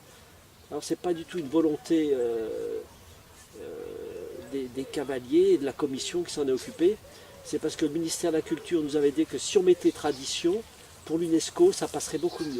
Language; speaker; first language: French; native; French